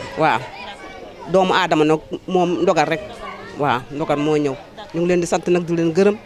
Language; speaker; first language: Wolof; native; Wolof